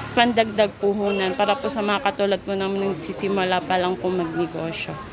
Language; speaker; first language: Filipino; non-native, local second language; Maranao